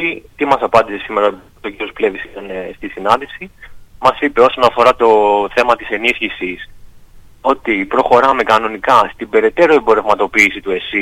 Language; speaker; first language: Greek; native; Greek